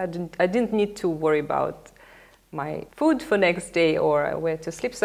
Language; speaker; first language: English; non-native, fluent; Russian